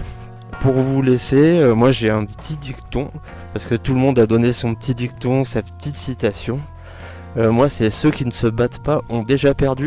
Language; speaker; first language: French; native; French